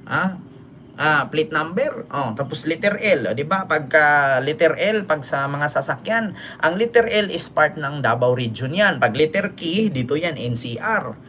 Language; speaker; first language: Filipino; non-native, local second language; Cebuano